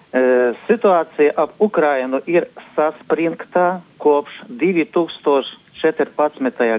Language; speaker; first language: Latvian; non-native, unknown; Ukrainian